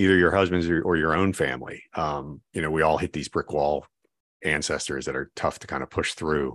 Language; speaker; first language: English; native; English